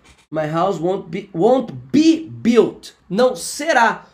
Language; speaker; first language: English; non-native, fluent; Portuguese